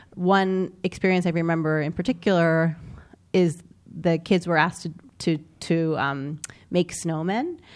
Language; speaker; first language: English; native; English